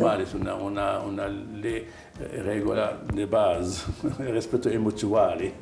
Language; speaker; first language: Italian; non-native, learner; Arabic